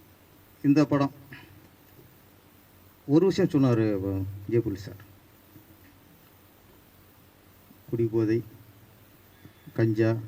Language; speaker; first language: Tamil; native; Tamil